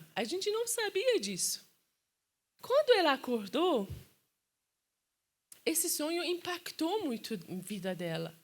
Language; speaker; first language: Portuguese; non-native, fluent; Persian